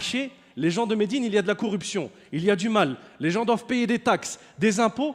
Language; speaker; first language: French; native; French